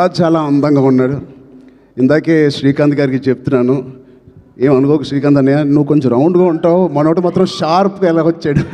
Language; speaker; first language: Telugu; native; Telugu